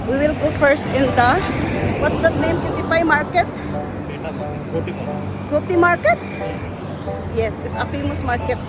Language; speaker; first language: English; non-native, local second language; Filipino